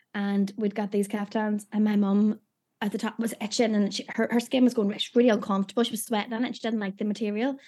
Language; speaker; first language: English; native; English